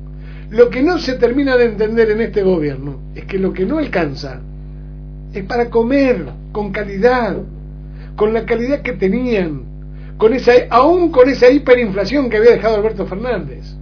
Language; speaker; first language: Spanish; native; Spanish